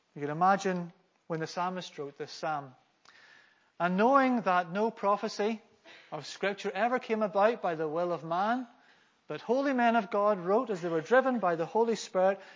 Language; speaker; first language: English; native; English